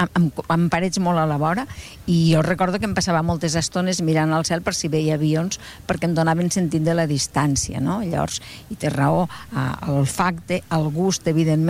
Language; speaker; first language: Catalan; native; Catalan